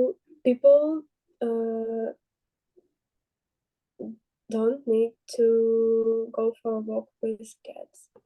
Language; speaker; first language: English; non-native, learner; Russian